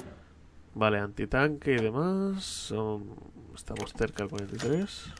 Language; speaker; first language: Spanish; native; Spanish